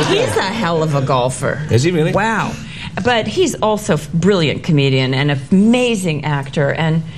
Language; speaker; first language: English; native; English